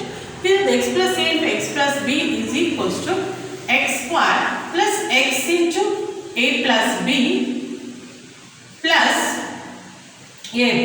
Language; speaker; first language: English; non-native, local second language; Kannada